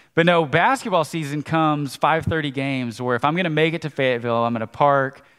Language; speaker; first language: English; native; English